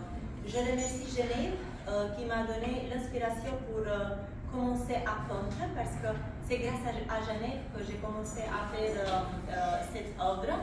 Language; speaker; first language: French; non-native, fluent; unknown